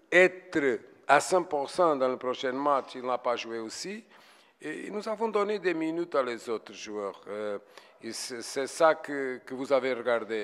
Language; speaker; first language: French; non-native, fluent; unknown